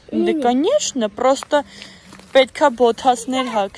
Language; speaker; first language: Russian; non-native, learner; Armenian